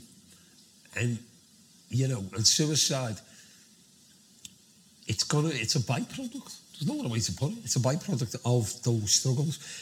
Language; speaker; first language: English; native; English